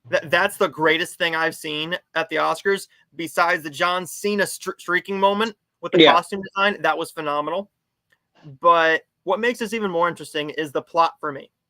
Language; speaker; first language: English; native; English